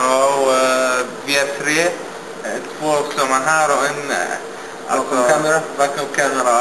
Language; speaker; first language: Swedish; non-native, learner; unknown